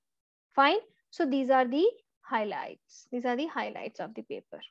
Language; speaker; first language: English; non-native, local second language; Hindi